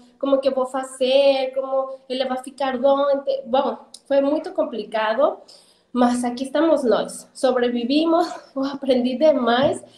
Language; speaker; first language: Portuguese; non-native, fluent; Spanish